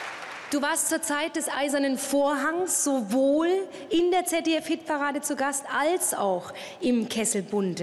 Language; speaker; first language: German; native; German